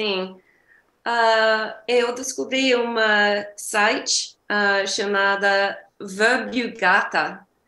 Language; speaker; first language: Portuguese; non-native, learner; English